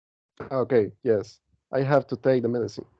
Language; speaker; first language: English; non-native, learner; Spanish